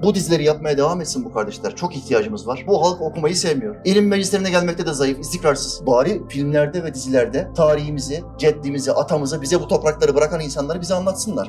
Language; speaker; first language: Turkish; native; Turkish